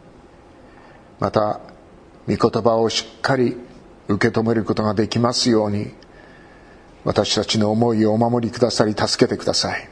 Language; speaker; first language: Japanese; native; Japanese